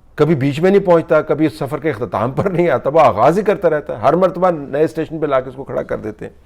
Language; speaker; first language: Urdu; native; Urdu